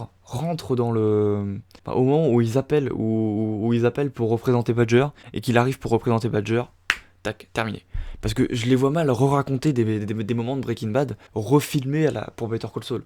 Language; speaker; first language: French; native; French